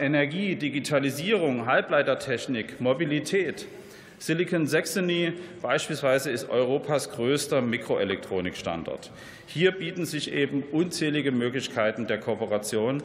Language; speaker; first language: German; native; German